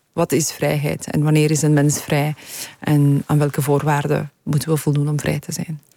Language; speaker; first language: Dutch; early bilingual, other home language; Polish